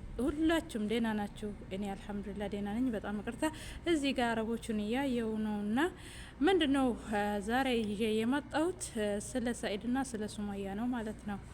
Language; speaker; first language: Amharic; non-native, local second language; Oromo